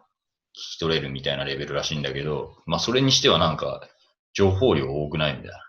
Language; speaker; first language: Japanese; native; Japanese